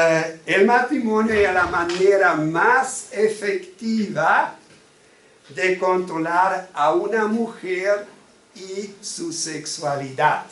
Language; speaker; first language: Spanish; non-native, fluent; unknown